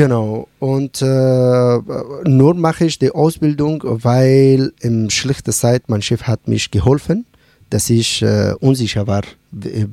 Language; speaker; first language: German; non-native, learner; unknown